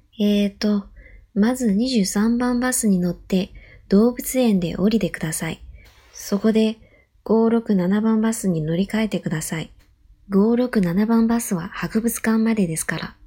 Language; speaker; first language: Japanese; non-native, fluent; Chinese